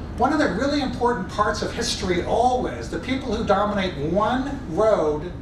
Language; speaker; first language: English; native; English